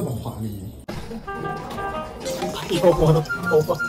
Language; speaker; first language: Chinese; non-native, fluent; Korean